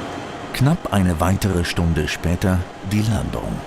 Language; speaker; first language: German; native; German